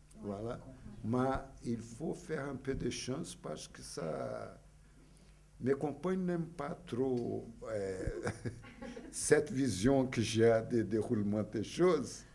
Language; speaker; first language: French; non-native, fluent; Portuguese